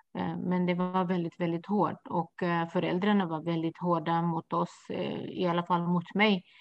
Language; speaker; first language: Swedish; non-native, fluent; Kurdish